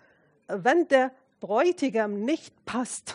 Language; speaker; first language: German; non-native, fluent; Arabic